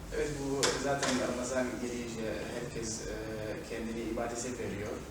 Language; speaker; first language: Turkish; non-native, fluent; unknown